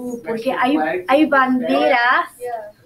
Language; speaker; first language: Spanish; non-native, fluent; English